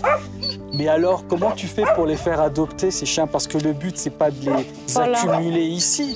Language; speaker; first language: French; native; French